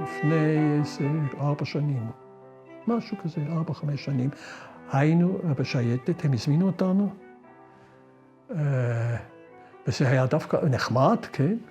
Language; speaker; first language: Hebrew; non-native, fluent; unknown